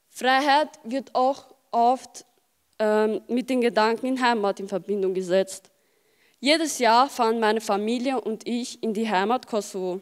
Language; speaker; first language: German; early bilingual, other home language; Albanian